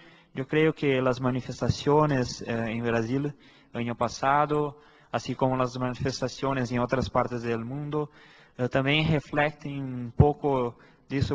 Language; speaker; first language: Spanish; non-native, fluent; Portuguese